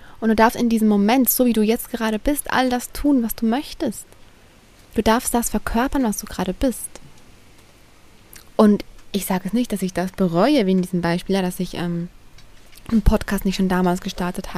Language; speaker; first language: German; native; German